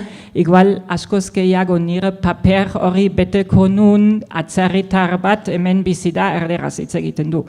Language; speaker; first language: Basque; non-native, fluent; German